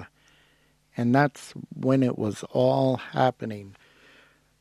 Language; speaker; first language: English; native; English